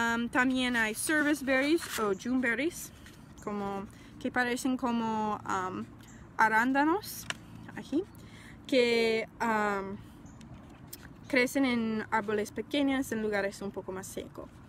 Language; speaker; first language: Spanish; non-native, fluent; English